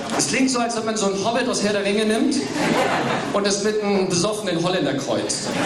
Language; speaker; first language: German; early bilingual, other home language; English